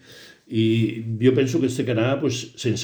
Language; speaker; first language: Catalan; native; Catalan